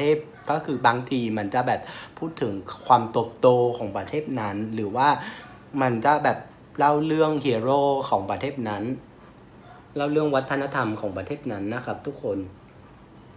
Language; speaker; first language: Thai; non-native, fluent; Vietnamese